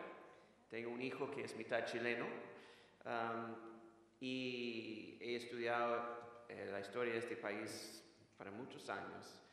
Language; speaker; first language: Spanish; non-native, fluent; English